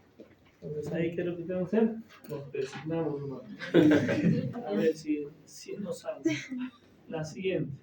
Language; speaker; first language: Spanish; native; Spanish